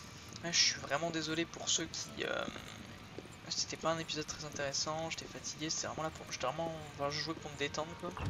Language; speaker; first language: French; native; French